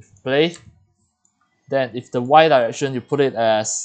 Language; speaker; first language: English; non-native, fluent; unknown